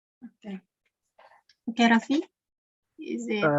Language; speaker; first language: English; non-native, learner; Indonesian